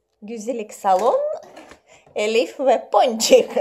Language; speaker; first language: Turkish; non-native, learner; Russian